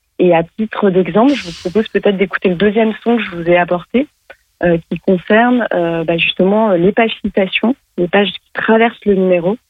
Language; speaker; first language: French; native; French